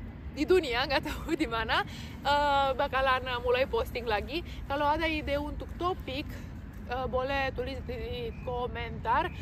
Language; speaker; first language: Indonesian; non-native, fluent; Romanian